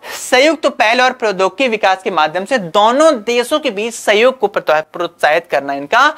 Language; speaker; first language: Hindi; native; Hindi